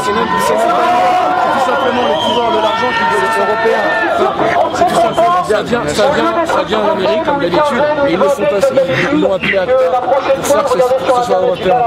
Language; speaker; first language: French; native; French